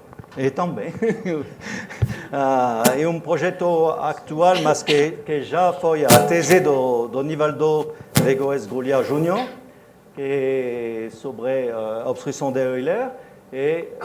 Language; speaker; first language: Portuguese; non-native, fluent; French